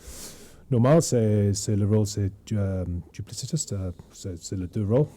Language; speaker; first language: French; non-native, learner; English